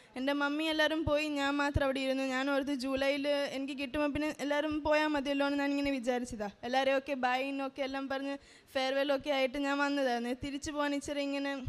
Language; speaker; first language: Malayalam; early bilingual, heritage; Malayalam